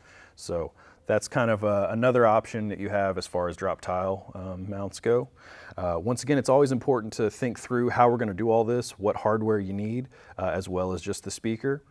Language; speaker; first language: English; native; English